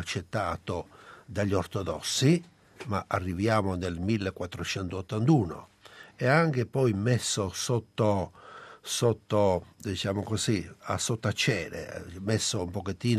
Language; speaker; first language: Italian; non-native, local second language; Albanian